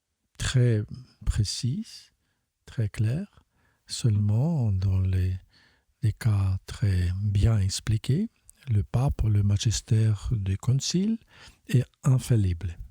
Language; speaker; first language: French; non-native, fluent; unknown